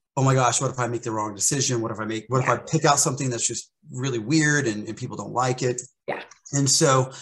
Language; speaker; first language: English; native; English